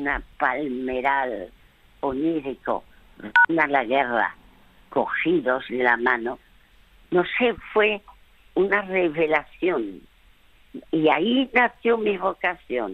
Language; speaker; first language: Spanish; early bilingual, other home language; French